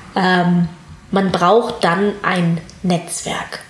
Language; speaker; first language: German; native; German